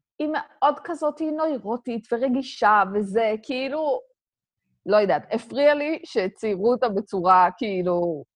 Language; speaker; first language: Hebrew; native; Hebrew